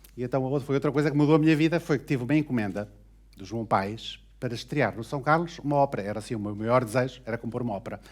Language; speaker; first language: Portuguese; native; Portuguese